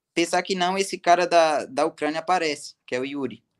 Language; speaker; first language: Portuguese; native; Portuguese